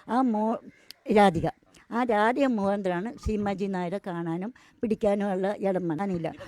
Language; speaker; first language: Malayalam; non-native, local second language; Tamil